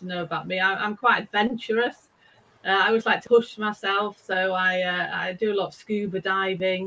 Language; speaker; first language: English; native; English